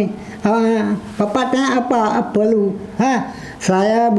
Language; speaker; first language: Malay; non-native, local second language; Achinese